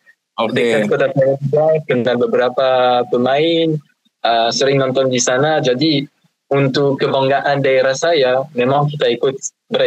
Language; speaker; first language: Indonesian; non-native, fluent; French